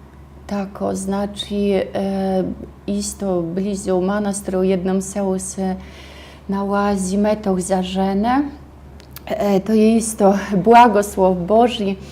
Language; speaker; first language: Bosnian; non-native, fluent; Russian